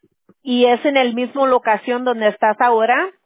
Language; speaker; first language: Spanish; early bilingual, heritage; Spanish